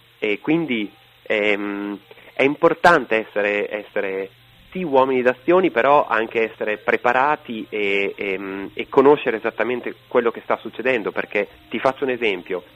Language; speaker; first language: Italian; native; Italian